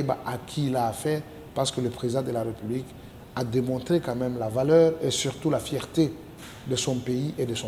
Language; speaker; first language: French; non-native, local second language; Lingala